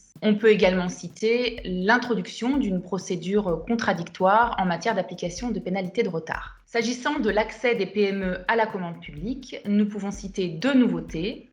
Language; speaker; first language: French; native; French